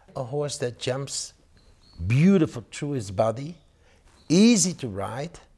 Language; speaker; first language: English; non-native, fluent; Dutch